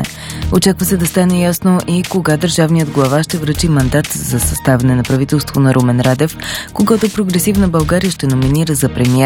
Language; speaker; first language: Bulgarian; native; Bulgarian